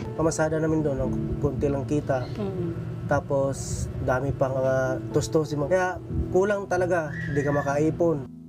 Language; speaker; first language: Filipino; native; Filipino